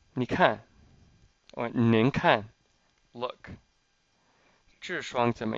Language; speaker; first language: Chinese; non-native, fluent; English